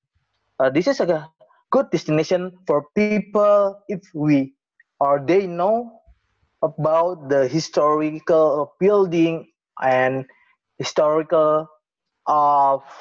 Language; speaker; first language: English; non-native, learner; Indonesian